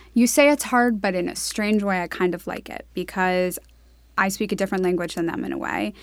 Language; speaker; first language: English; native; English